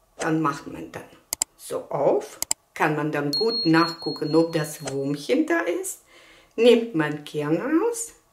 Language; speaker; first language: German; non-native, fluent; Russian